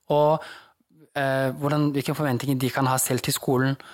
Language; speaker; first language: Norwegian; early bilingual, other home language; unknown